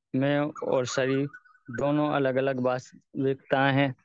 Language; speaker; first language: Hindi; native; Hindi